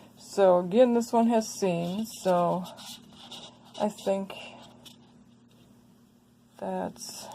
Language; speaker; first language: English; native; English